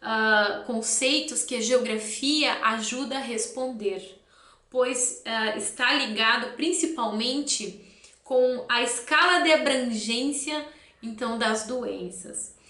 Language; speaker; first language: Portuguese; native; Portuguese